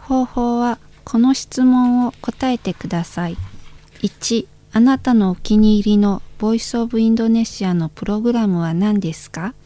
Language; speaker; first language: Japanese; non-native, fluent; Indonesian